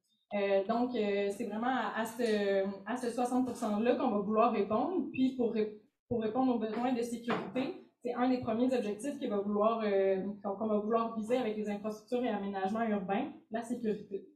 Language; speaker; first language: French; native; French